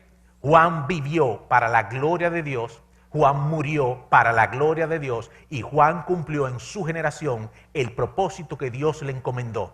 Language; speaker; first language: Spanish; native; Spanish